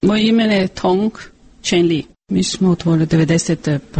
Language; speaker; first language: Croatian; non-native, learner; Chinese